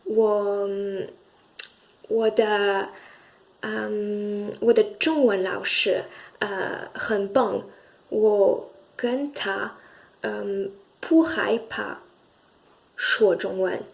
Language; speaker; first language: Chinese; non-native, learner; French